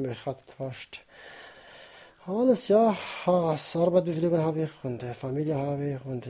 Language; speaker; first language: German; non-native, learner; Kurdish